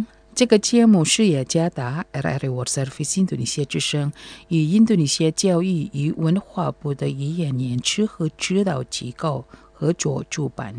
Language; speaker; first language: Chinese; non-native, fluent; Indonesian